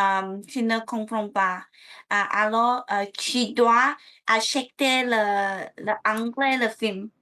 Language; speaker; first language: French; non-native, learner; Vietnamese